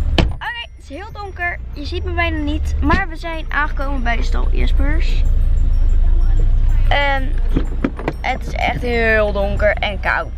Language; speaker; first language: Dutch; native; Dutch